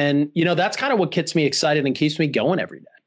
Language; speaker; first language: English; native; English